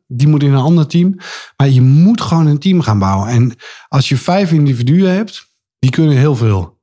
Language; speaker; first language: Dutch; native; Dutch